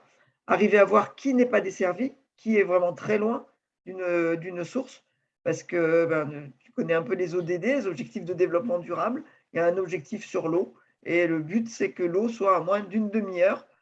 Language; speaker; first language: French; native; French